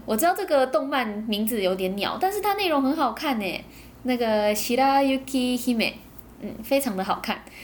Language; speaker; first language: Chinese; native; Chinese